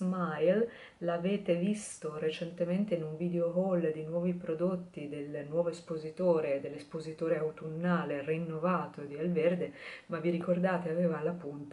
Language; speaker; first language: Italian; native; Italian